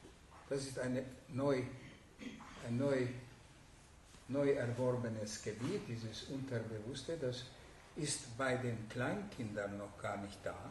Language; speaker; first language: German; non-native, fluent; Hungarian